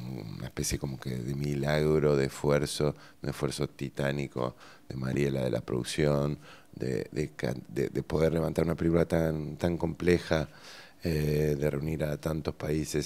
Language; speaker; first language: Spanish; native; Spanish